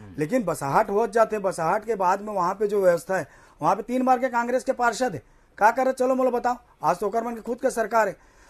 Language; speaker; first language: Hindi; native; Hindi